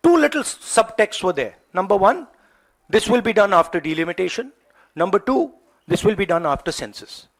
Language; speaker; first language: English; non-native, local second language; Hindi